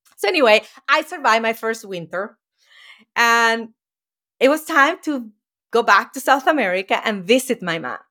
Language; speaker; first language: English; non-native, fluent; Spanish